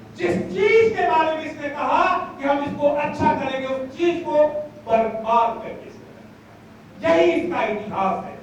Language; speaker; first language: Hindi; native; Hindi